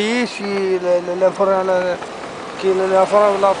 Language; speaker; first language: French; non-native, learner; Arabic